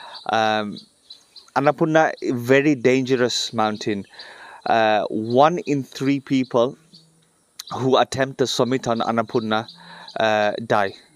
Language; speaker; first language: English; early bilingual, other home language; Bangla